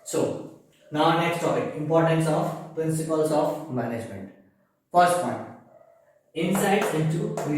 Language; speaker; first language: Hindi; native; Hindi